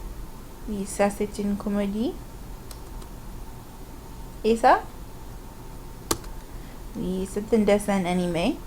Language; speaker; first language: French; non-native, fluent; English